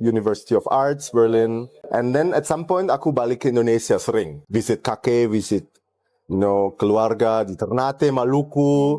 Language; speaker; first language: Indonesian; early bilingual, heritage; German